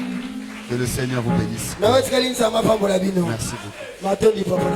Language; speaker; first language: French; non-native, local second language; Lingala